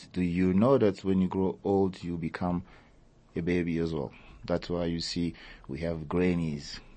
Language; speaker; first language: English; early bilingual, other home language; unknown